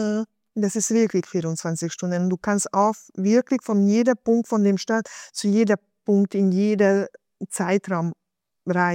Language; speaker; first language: German; non-native, fluent; Hungarian